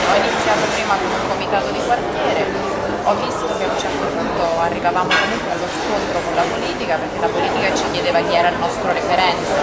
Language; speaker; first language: Italian; native; Italian